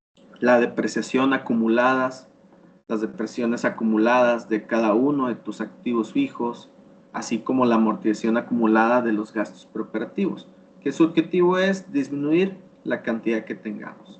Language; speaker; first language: Spanish; native; Spanish